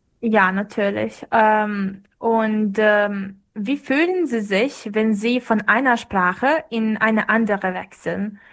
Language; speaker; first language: German; non-native, fluent; Serbian